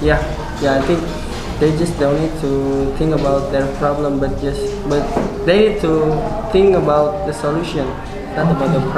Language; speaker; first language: English; non-native, learner; Indonesian